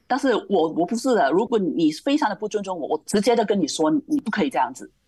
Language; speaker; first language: Chinese; non-native, local second language; Cantonese